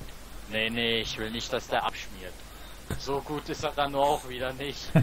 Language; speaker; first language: German; native; German